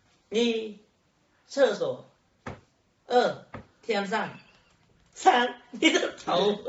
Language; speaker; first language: Chinese; non-native, learner; Hmong